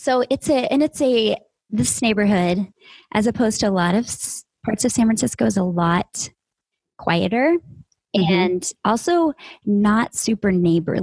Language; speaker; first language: English; native; English